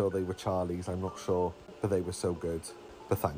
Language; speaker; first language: English; native; English